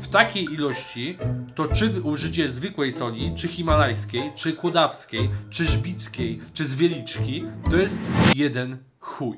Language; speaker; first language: Polish; native; Polish